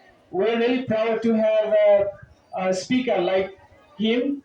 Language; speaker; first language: English; non-native, local second language; Bangla